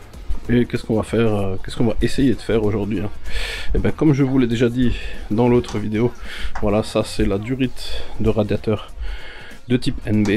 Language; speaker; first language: French; native; French